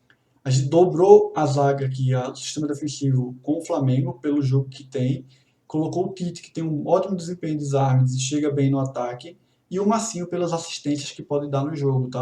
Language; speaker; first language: Portuguese; native; Portuguese